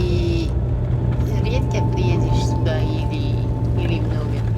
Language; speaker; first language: Russian; non-native, learner; French